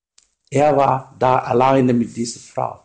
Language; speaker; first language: German; non-native, learner; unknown